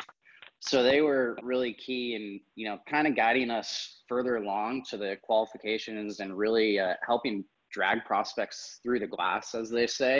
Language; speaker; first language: English; native; English